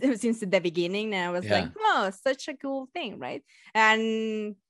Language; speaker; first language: English; non-native, fluent; Spanish